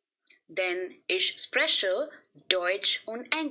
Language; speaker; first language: German; non-native, fluent; Hindi